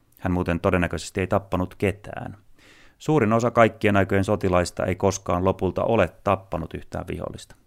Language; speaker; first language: Finnish; native; Finnish